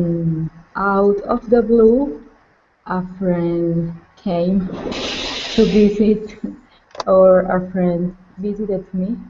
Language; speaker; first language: English; non-native, learner; Spanish